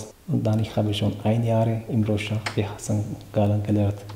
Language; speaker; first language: German; non-native, learner; Tigrinya